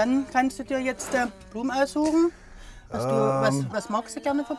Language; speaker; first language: German; native; German